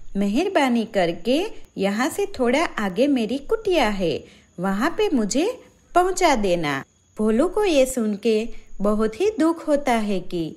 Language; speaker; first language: Hindi; native; Hindi